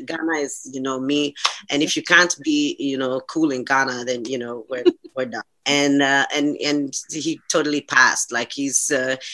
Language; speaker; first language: English; non-native, local second language; Hungarian